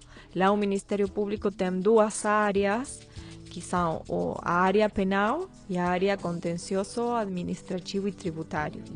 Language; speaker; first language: Portuguese; non-native, fluent; Spanish